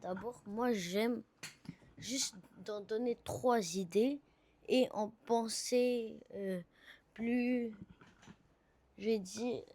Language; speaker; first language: French; non-native, learner; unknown